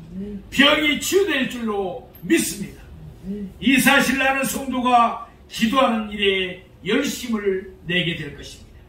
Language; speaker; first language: Korean; native; Korean